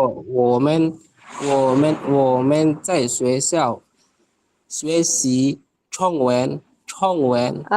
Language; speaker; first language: Chinese; non-native, learner; Indonesian